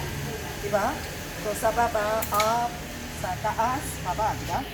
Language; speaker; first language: Filipino; non-native, learner; Korean